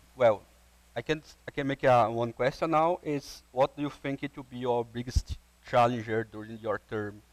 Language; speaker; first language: English; non-native, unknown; Portuguese